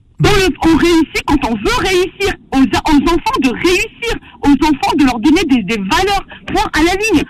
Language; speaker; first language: French; early bilingual, other home language; Arabic